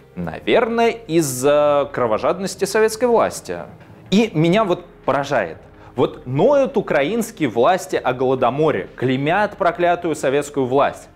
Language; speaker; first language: Russian; native; Russian